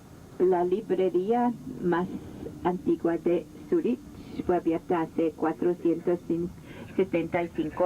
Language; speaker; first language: Spanish; non-native, fluent; German